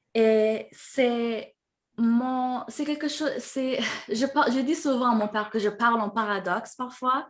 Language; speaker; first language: French; early bilingual, heritage; French